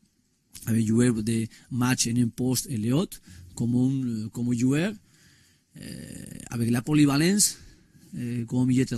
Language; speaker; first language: French; non-native, learner; Spanish